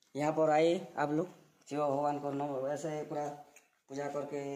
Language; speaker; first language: Hindi; non-native, local second language; Odia